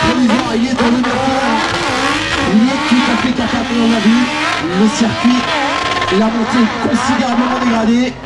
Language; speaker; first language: French; native; French